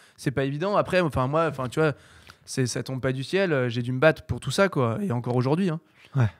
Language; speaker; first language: French; native; French